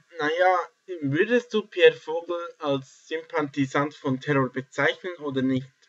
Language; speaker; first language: German; early bilingual, other home language; Arabic